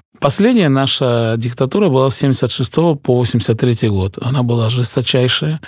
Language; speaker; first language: Russian; early bilingual, heritage; Russian